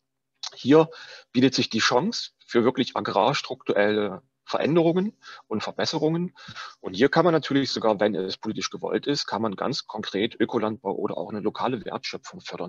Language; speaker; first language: German; native; German